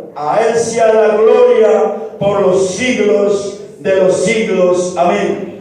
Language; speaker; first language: Spanish; native; Spanish